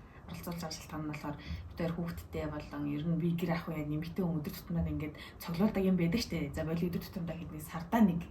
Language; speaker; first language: Mongolian; native; Mongolian